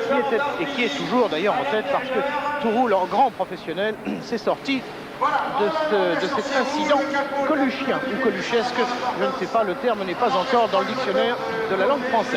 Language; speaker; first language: French; native; French